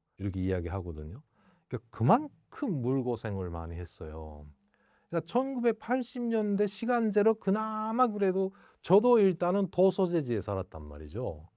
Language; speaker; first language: Korean; native; Korean